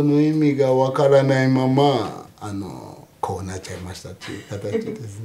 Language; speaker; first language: Japanese; non-native, fluent; Yoruba